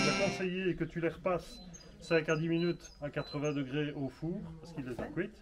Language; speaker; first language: French; native; French